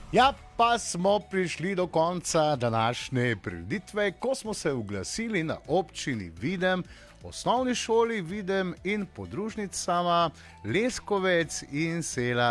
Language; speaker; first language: Slovenian; native; Slovenian